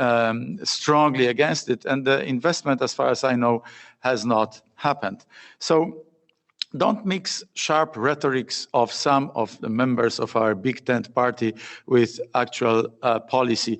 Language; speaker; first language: English; non-native, fluent; Polish